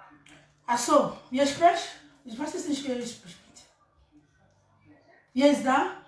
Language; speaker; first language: German; non-native, learner; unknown